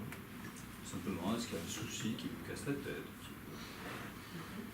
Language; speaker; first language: French; native; French